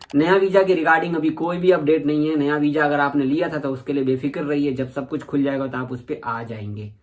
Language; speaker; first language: Hindi; native; Hindi